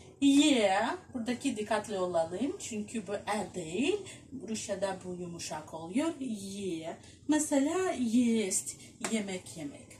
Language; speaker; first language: Turkish; non-native, fluent; Russian